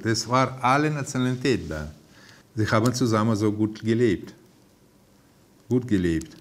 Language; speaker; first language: German; early bilingual, heritage; German